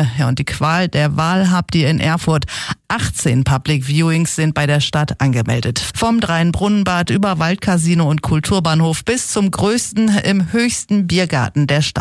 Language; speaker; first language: German; native; German